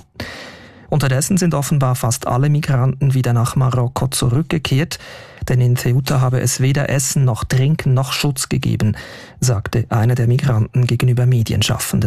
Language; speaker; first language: German; native; German